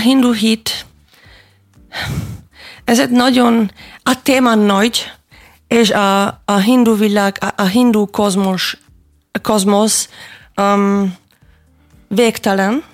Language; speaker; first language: Hungarian; non-native, learner; German